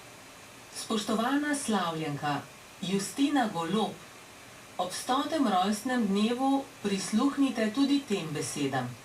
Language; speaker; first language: Slovenian; native; Slovenian